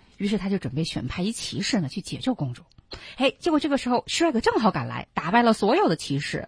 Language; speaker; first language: Chinese; native; Chinese